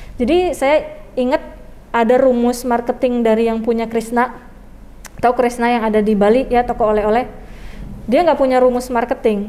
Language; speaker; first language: Indonesian; native; Indonesian